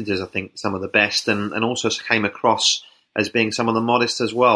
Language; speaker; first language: English; native; English